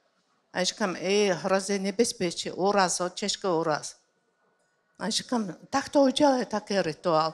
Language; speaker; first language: Czech; non-native, learner; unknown